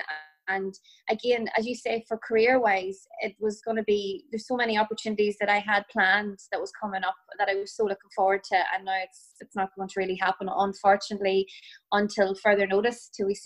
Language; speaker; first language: English; native; English